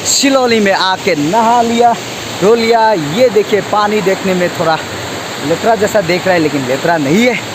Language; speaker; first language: Hindi; non-native, local second language; Assamese